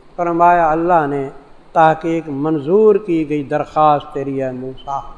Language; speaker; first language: Urdu; non-native, local second language; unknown